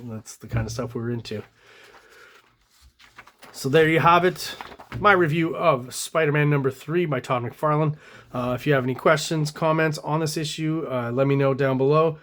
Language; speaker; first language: English; native; English